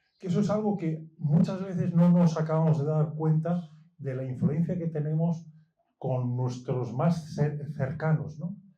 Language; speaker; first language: Spanish; native; Spanish